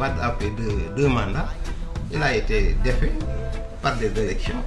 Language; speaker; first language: French; non-native, local second language; Wolof